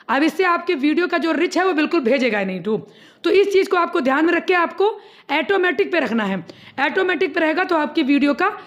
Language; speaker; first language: Hindi; native; Hindi